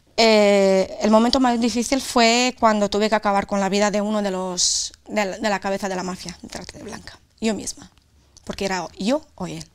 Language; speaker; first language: Spanish; non-native, fluent; Romanian